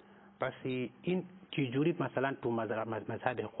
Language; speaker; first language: Persian; non-native, fluent; Nyanja